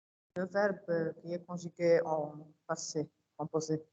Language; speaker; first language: French; non-native, local second language; Arabic